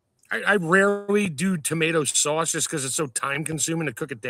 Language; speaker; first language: English; native; English